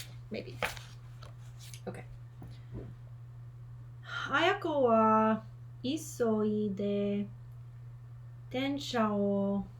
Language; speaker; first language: Japanese; non-native, learner; English